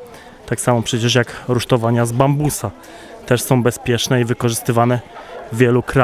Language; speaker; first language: Polish; native; Polish